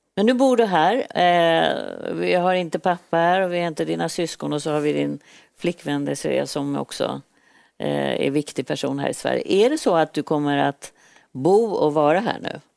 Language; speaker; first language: Swedish; native; Swedish